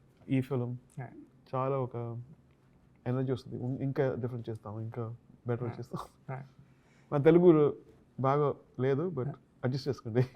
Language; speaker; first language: Telugu; non-native, learner; Tamil